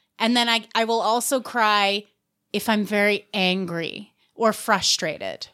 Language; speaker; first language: English; native; English